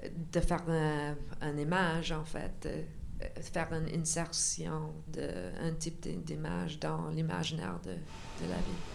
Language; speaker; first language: French; non-native, local second language; English